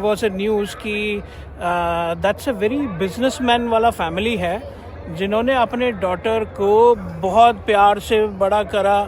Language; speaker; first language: Hindi; non-native, local second language; Malayalam